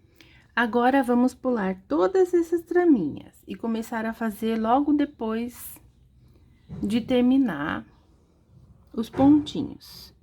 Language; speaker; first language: Portuguese; native; Portuguese